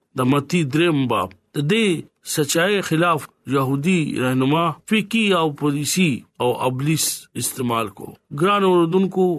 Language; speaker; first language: Pashto; non-native, local second language; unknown